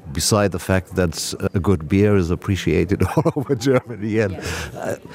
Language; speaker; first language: English; non-native, fluent; German